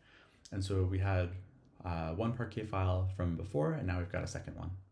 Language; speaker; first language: English; native; English